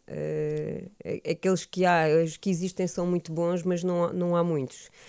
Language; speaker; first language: Portuguese; early bilingual, heritage; Portuguese